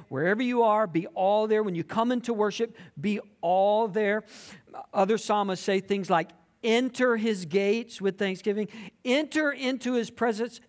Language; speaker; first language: English; native; English